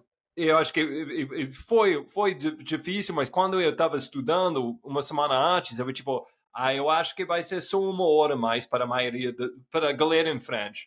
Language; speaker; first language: Portuguese; non-native, fluent; English